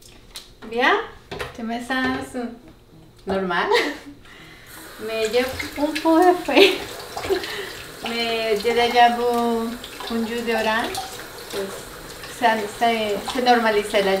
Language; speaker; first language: French; non-native, learner; Spanish